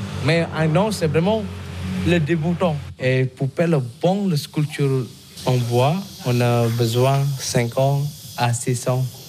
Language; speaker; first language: French; non-native, learner; Balinese